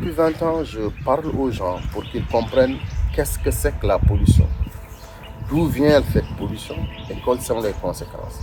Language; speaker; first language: French; non-native, local second language; Wolof